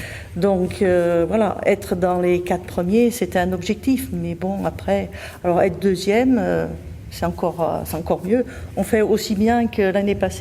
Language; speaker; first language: French; native; French